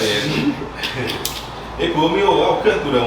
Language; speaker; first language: English; native; English